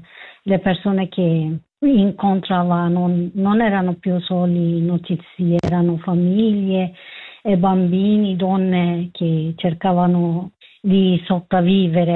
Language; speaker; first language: Italian; non-native, fluent; Kurdish